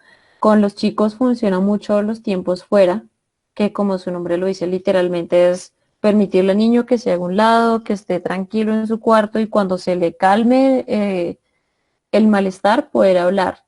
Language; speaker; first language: Spanish; native; Spanish